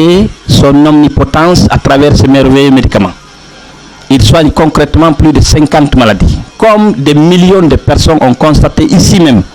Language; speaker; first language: French; non-native, local second language; Fula